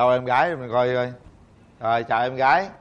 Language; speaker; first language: Vietnamese; native; Vietnamese